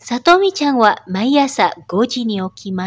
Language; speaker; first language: Japanese; non-native, fluent; Indonesian